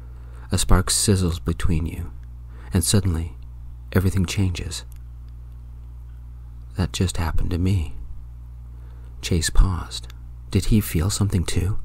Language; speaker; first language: English; native; English